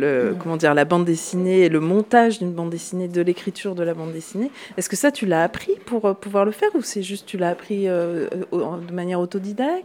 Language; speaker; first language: French; native; French